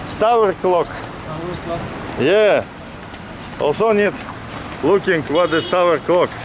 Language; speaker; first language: English; non-native, learner; Russian